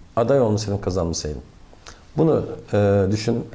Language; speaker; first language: Turkish; native; Turkish